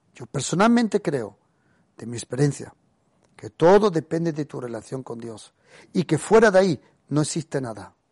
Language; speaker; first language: Spanish; early bilingual, other home language; German